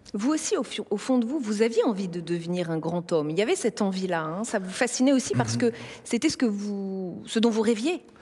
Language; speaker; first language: French; native; French